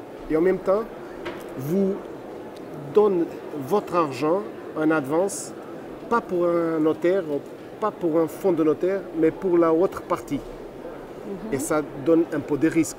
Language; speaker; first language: French; non-native, fluent; Portuguese